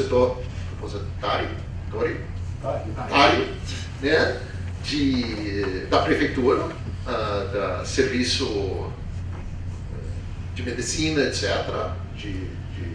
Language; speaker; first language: Portuguese; non-native, fluent; English